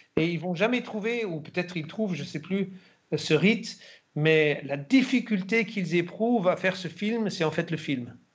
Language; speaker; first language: French; non-native, fluent; German